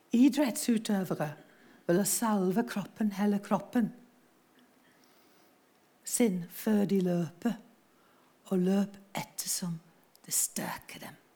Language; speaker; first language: Norwegian; non-native, fluent; English